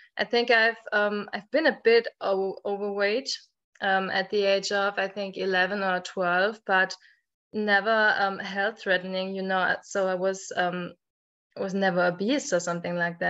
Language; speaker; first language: English; non-native, fluent; German